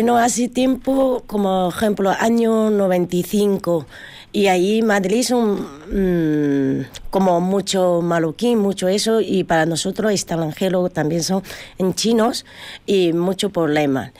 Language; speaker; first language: Spanish; non-native, learner; Chinese